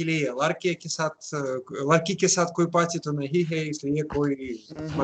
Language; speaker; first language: Hindi; non-native, learner; Russian